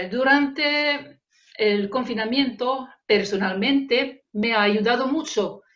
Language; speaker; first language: Spanish; non-native, fluent; Finnish